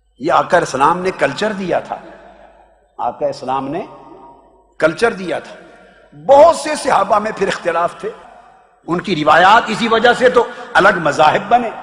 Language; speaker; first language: Urdu; non-native, local second language; Punjabi